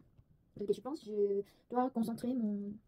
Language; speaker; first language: French; non-native, learner; Korean